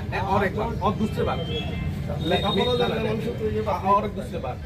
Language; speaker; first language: Hindi; non-native, local second language; Bangla